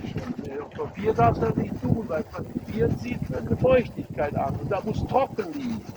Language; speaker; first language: German; native; German